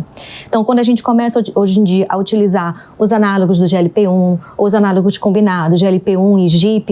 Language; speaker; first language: Portuguese; native; Portuguese